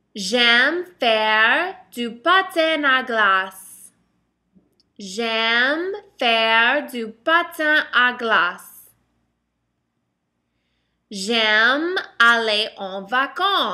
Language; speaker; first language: French; non-native, fluent; English